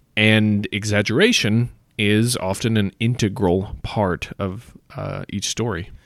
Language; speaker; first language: English; native; English